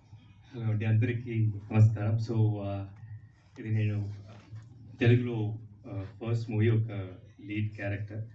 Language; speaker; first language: Telugu; non-native, fluent; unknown